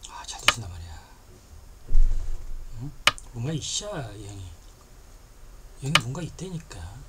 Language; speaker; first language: Korean; native; Korean